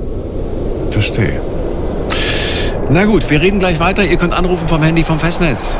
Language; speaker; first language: German; native; German